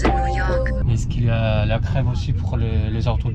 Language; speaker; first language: French; non-native, learner; Italian